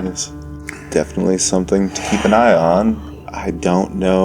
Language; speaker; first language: English; native; English